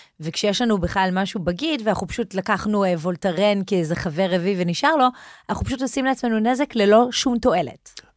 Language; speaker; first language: Hebrew; native; Hebrew